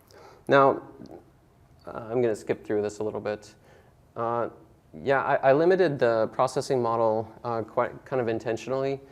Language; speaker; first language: English; native; English